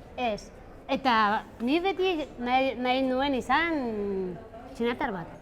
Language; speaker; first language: Basque; early bilingual, other home language; Spanish